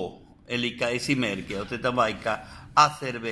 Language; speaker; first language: Finnish; non-native, fluent; Spanish